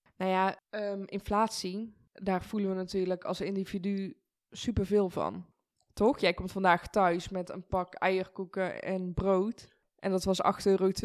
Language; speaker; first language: Dutch; early bilingual, other home language; Persian